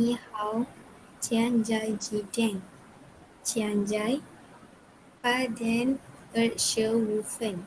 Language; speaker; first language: Chinese; non-native, learner; Malay